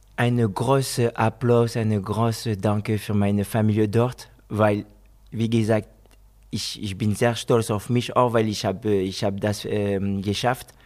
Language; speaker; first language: German; non-native, fluent; French